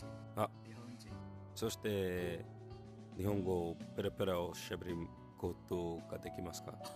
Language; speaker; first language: Japanese; non-native, learner; English